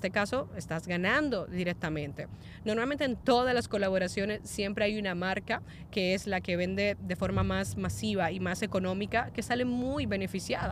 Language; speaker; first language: Spanish; native; Spanish